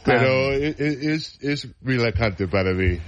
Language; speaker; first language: Spanish; non-native, fluent; English